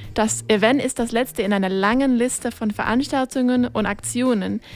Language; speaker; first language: German; non-native, fluent; English